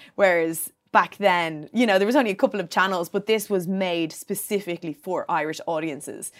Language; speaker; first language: English; native; English